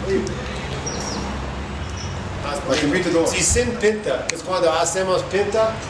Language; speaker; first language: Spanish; non-native, learner; English